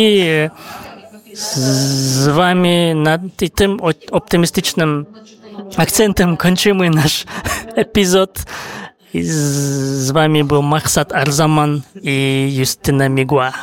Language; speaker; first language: Polish; non-native, fluent; Kazakh